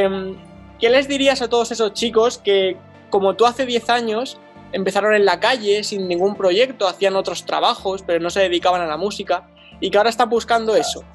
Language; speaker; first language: Spanish; native; Spanish